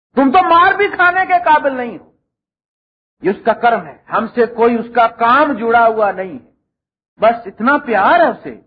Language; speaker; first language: Urdu; non-native, local second language; Punjabi